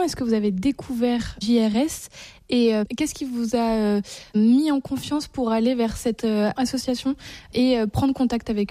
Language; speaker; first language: French; native; French